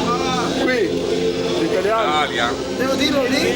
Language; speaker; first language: Italian; non-native, fluent; Slovenian